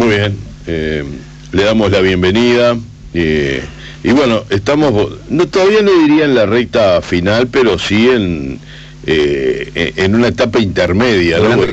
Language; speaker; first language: Spanish; native; Spanish